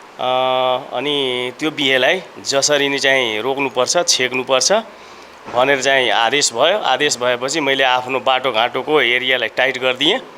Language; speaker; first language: Nepali; non-native, local second language; Maithili